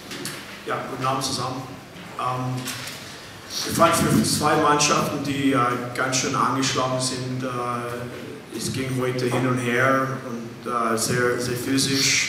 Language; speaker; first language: German; non-native, fluent; English